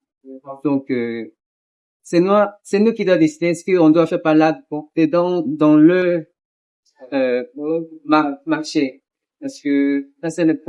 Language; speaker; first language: French; non-native, learner; Korean